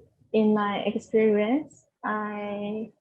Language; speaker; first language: English; non-native, learner; Japanese